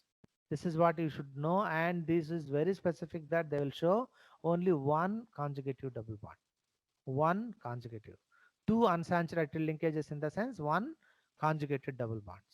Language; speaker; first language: English; non-native, local second language; Telugu